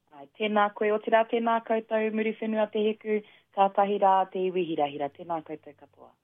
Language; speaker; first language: Māori; native; Māori